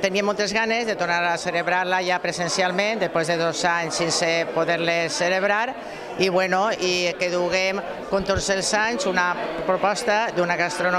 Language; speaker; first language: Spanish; non-native, local second language; Catalan